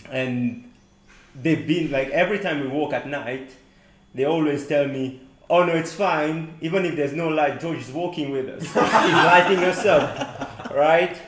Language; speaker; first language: English; non-native, fluent; Morisyen